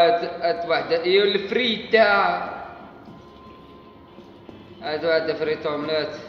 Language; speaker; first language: Arabic; native; Arabic